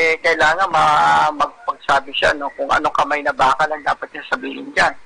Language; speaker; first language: Filipino; non-native, local second language; Iloko